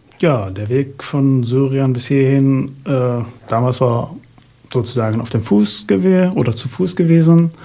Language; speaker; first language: German; non-native, fluent; Arabic